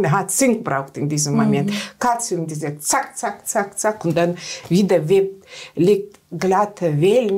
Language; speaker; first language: German; non-native, learner; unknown